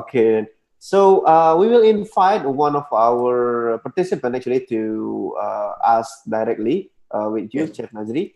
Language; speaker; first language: English; non-native, local second language; Indonesian